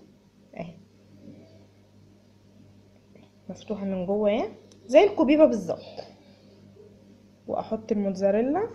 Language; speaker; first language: Arabic; native; Arabic